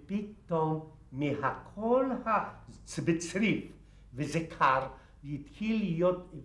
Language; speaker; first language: Hebrew; non-native, fluent; Polish